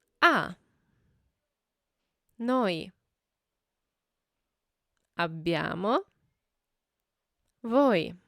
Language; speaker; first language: Italian; non-native, fluent; Polish